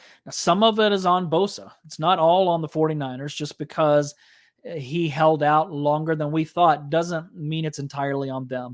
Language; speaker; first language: English; native; English